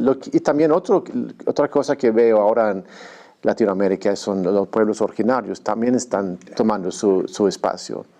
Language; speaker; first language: Spanish; non-native, fluent; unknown